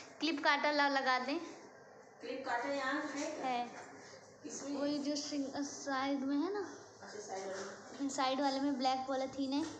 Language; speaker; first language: Hindi; native; Hindi